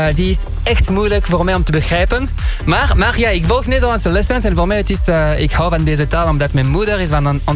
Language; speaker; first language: Dutch; non-native, learner; French